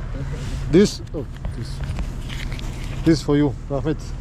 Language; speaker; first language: English; non-native, learner; Spanish